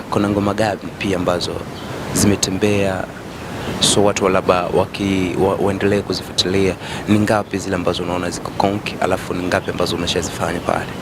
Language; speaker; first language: Swahili; native; Swahili